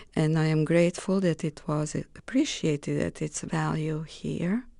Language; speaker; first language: English; non-native, fluent; Romanian